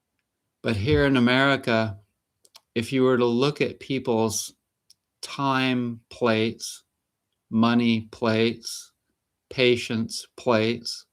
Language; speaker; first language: English; native; English